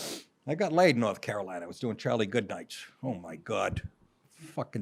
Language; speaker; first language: English; native; English